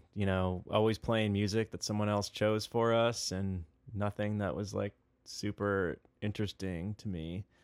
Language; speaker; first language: English; native; English